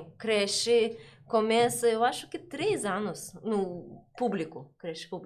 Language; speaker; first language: Portuguese; non-native, learner; Russian